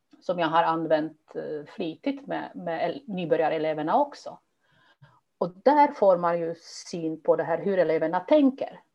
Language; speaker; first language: Swedish; non-native, fluent; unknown